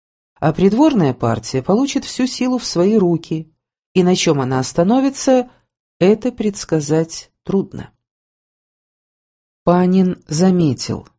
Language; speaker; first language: Russian; native; Russian